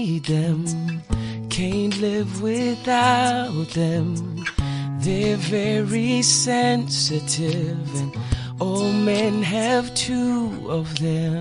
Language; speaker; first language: English; non-native, local second language; Xhosa